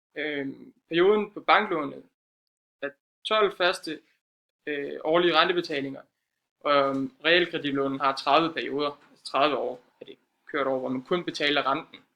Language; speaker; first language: Danish; native; Danish